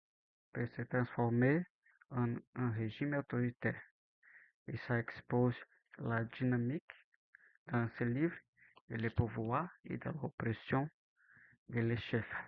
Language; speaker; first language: French; non-native, learner; Portuguese